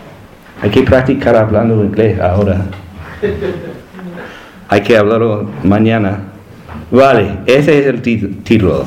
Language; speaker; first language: Spanish; non-native, learner; English